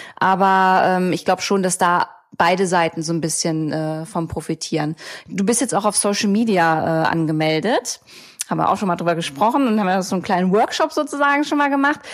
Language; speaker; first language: German; native; German